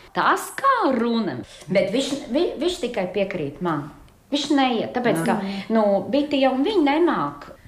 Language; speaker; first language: Latvian; native; Latvian